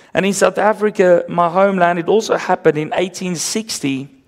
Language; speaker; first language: English; non-native, local second language; Afrikaans